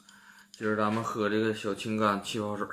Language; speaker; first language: Chinese; native; Chinese